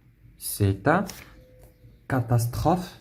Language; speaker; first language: French; non-native, local second language; Arabic